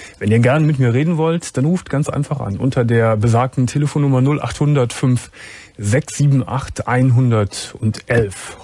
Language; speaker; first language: German; native; German